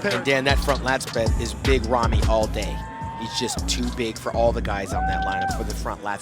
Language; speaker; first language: English; native; English